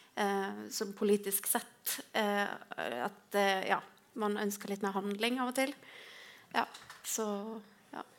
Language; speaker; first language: Norwegian; native; Norwegian